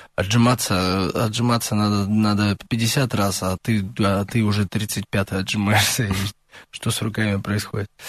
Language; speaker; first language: Russian; native; Russian